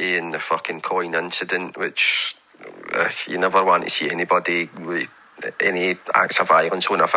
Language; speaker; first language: English; native; English